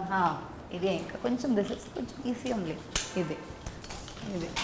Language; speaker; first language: Telugu; non-native, learner; Malayalam